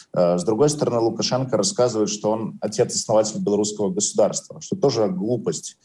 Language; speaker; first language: Russian; native; Russian